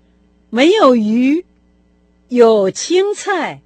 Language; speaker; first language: Chinese; non-native, fluent; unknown